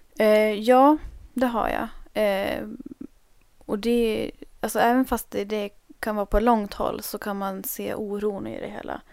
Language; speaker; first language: Swedish; native; Swedish